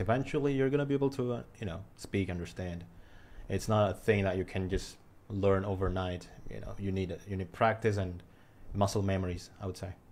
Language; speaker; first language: English; non-native, fluent; Indonesian